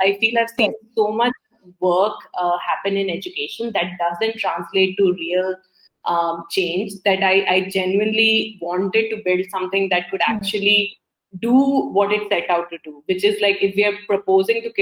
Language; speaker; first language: English; non-native, local second language; Hindi